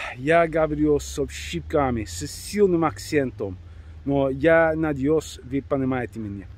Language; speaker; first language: Russian; non-native, learner; English